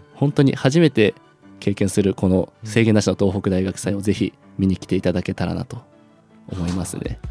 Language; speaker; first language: Japanese; native; Japanese